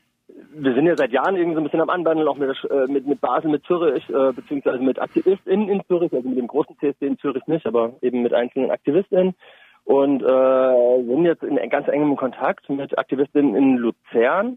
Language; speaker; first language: German; native; German